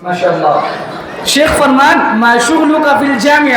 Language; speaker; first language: Arabic; non-native, learner; Urdu